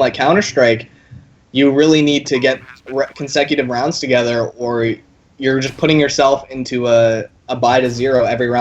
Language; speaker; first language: English; native; English